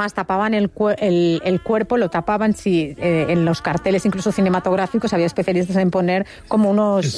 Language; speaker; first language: Spanish; native; Spanish